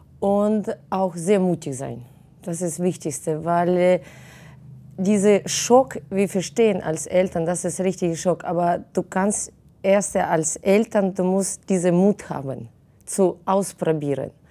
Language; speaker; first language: German; non-native, fluent; Russian